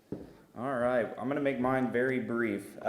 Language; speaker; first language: English; native; English